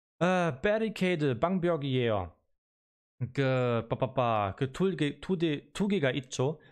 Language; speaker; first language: Korean; non-native, learner; German